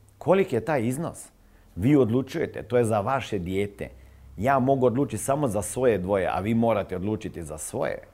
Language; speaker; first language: Croatian; non-native, fluent; Serbian